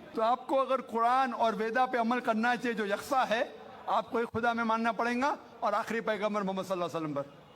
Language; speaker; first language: Hindi; non-native, local second language; Konkani